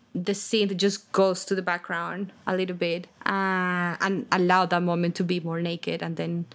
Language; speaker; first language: English; non-native, fluent; Spanish